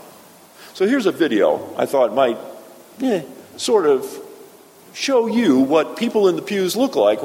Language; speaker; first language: English; native; English